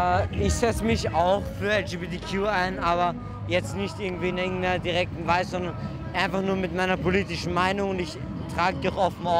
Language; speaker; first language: German; native; German